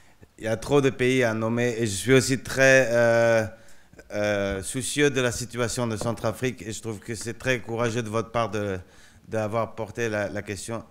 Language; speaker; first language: French; non-native, fluent; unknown